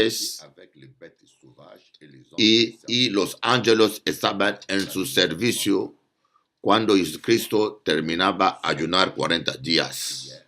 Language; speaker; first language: Spanish; non-native, learner; French